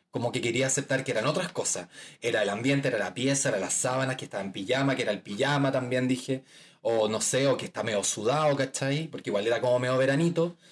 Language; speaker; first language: Spanish; native; Spanish